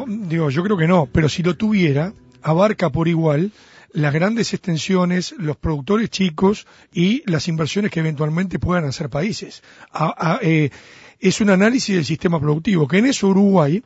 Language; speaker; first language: Spanish; native; Spanish